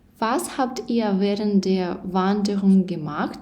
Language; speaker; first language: German; non-native, fluent; Ukrainian